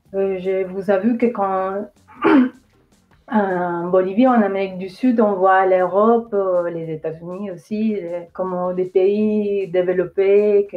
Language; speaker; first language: French; non-native, fluent; Spanish